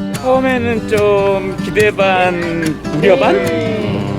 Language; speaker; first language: Korean; native; Korean